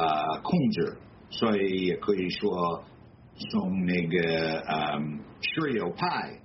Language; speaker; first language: Chinese; non-native, fluent; English